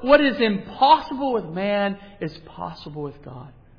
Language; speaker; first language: English; native; English